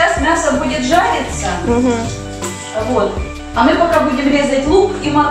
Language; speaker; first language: Russian; native; Russian